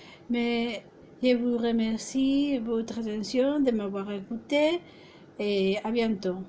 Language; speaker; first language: French; non-native, fluent; Spanish